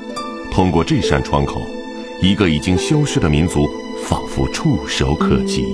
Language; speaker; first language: Chinese; native; Chinese